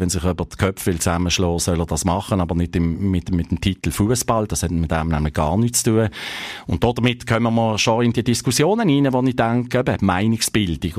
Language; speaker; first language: German; native; German